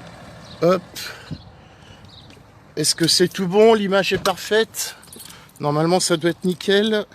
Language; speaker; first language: French; native; French